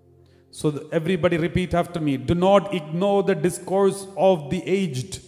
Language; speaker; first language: English; non-native, local second language; Malayalam